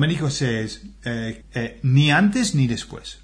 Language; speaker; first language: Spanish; non-native, fluent; English